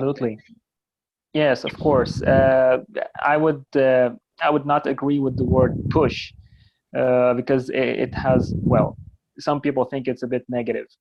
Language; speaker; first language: English; non-native, fluent; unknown